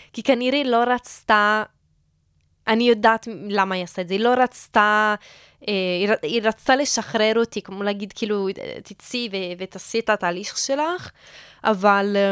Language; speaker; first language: Hebrew; non-native, fluent; Italian